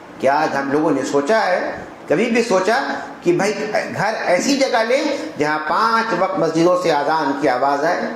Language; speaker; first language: Urdu; native; Urdu